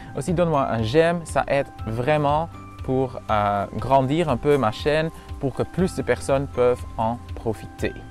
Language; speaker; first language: French; non-native, fluent; Dutch